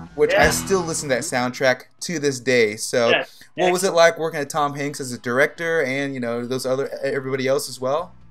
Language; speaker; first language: English; native; English